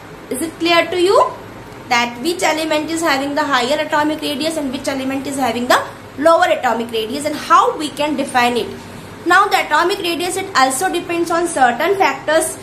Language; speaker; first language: English; non-native, local second language; Hindi